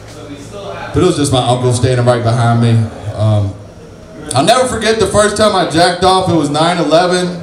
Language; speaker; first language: English; native; English